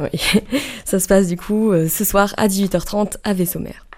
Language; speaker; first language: French; native; French